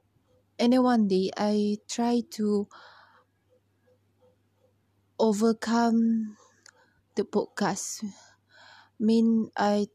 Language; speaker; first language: English; non-native, learner; Malay